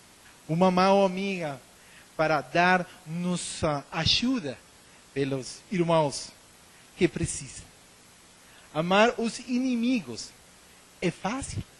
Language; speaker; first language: Portuguese; non-native, learner; Spanish